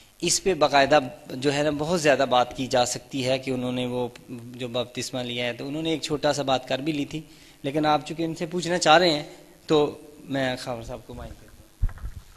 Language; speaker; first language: Urdu; native; Urdu